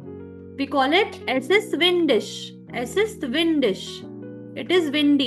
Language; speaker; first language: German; non-native, fluent; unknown